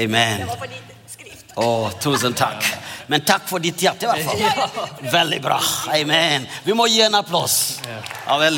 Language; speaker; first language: Norwegian; non-native, fluent; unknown